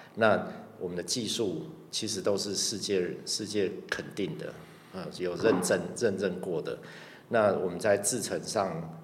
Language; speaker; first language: Chinese; native; Chinese